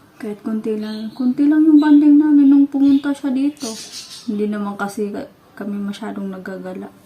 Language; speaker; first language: Filipino; non-native, local second language; Cebuano